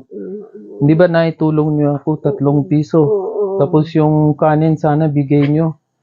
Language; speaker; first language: Filipino; non-native, learner; Urdu